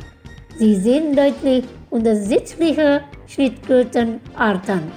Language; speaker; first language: German; non-native, fluent; Indonesian